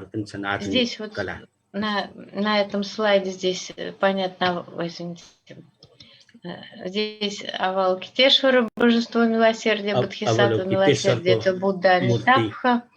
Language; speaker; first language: Russian; native; Russian